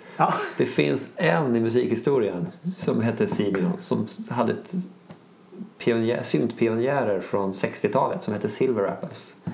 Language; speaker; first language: Swedish; native; Swedish